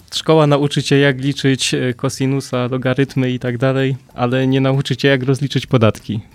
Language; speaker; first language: Polish; native; Polish